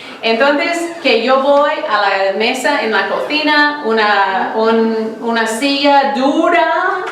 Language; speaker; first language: Spanish; non-native, fluent; English